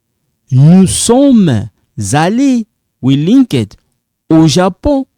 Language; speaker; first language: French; non-native, local second language; Lingala